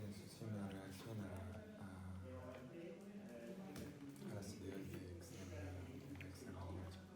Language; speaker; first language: Spanish; non-native, learner; French